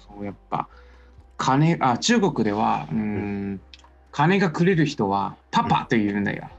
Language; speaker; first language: Japanese; non-native, fluent; Chinese